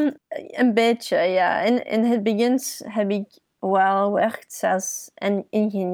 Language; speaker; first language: Dutch; early bilingual, heritage; English